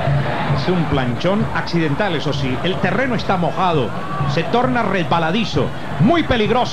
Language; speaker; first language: Spanish; native; Spanish